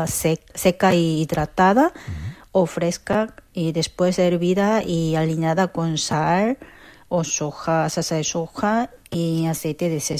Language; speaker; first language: Spanish; early bilingual, other home language; Korean